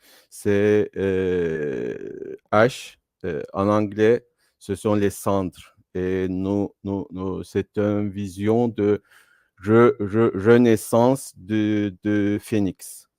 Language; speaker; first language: French; non-native, fluent; Turkish